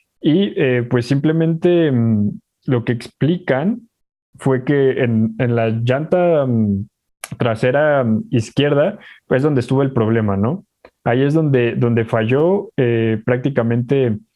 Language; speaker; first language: Spanish; native; Spanish